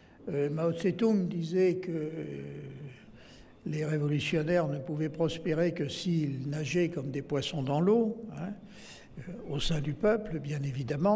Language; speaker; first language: French; native; French